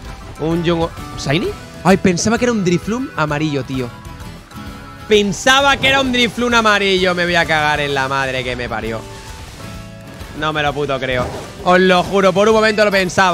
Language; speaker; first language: Spanish; native; Spanish